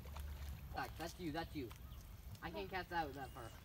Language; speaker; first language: English; native; English